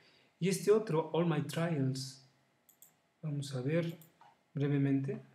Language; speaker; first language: Spanish; native; Spanish